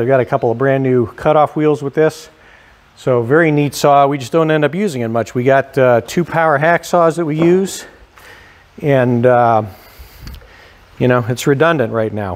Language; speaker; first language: English; native; English